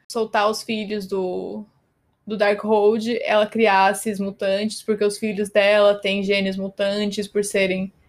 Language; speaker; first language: Portuguese; native; Portuguese